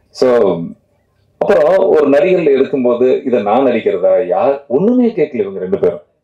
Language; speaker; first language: Tamil; native; Tamil